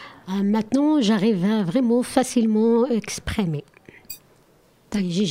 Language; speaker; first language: French; non-native, learner; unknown